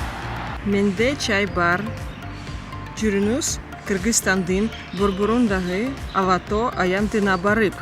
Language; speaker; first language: Kyrgyz; non-native, learner; Russian